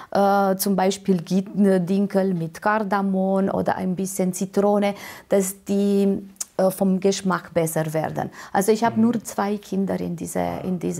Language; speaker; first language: German; non-native, fluent; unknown